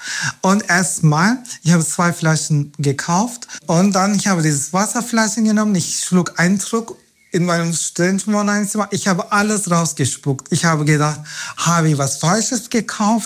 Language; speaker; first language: German; non-native, fluent; Turkish